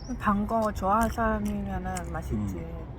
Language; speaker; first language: Korean; non-native, learner; Vietnamese